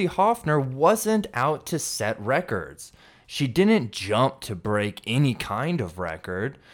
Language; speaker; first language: English; native; English